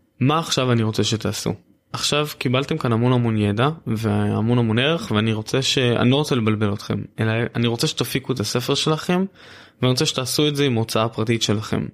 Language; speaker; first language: Hebrew; native; Hebrew